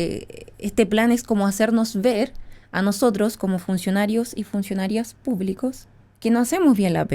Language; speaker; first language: Spanish; native; Spanish